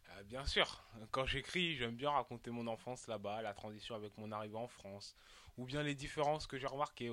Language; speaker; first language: French; early bilingual, other home language; Dyula